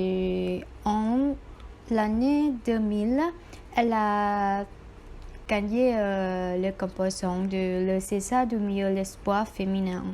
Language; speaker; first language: French; non-native, learner; Thai